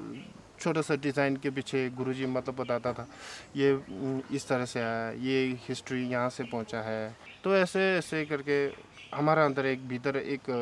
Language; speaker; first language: Hindi; non-native, local second language; Tibetan